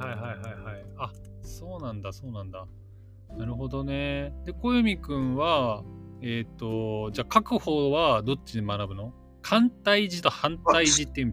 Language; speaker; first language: Japanese; native; Japanese